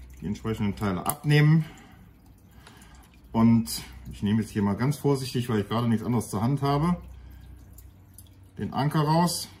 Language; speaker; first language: German; native; German